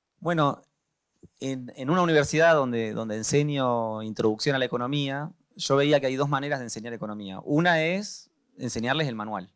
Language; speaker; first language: Spanish; native; Spanish